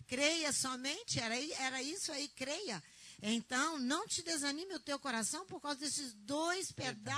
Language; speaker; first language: Portuguese; native; Portuguese